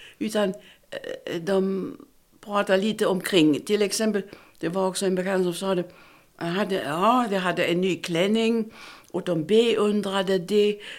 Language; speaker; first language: Swedish; non-native, fluent; German